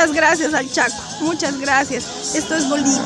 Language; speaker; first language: Spanish; native; Spanish